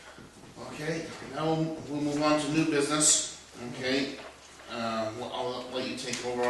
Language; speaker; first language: English; native; English